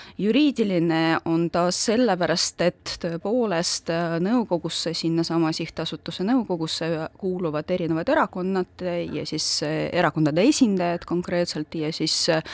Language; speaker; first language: Estonian; non-native, local second language; Russian